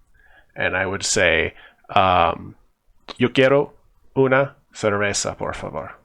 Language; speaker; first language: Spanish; non-native, learner; English